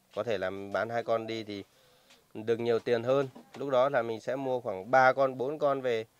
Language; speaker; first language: Vietnamese; non-native, local second language; Hmong